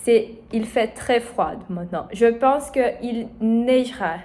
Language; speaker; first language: French; non-native, learner; Portuguese